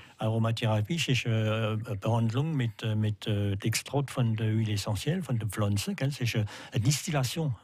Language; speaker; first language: German; non-native, learner; French